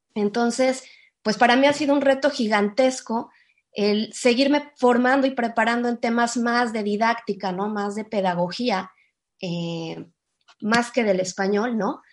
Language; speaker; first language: Spanish; native; Spanish